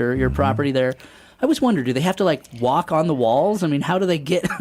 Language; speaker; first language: English; native; English